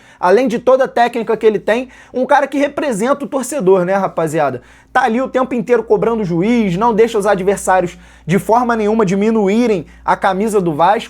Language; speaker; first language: Portuguese; native; Portuguese